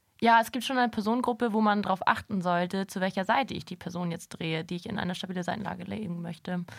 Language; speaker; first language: German; native; German